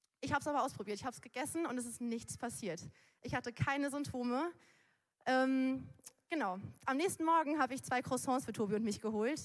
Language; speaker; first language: German; native; German